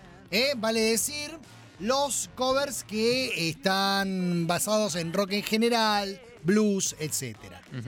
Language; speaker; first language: Spanish; native; Spanish